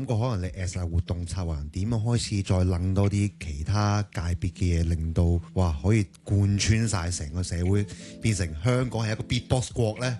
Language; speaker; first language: Cantonese; native; Cantonese